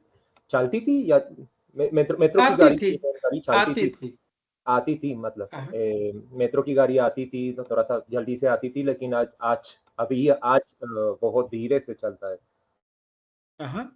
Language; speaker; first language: Hindi; non-native, fluent; Spanish